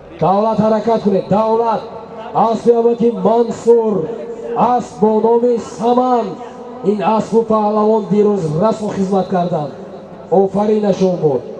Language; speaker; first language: Tajik; native; Tajik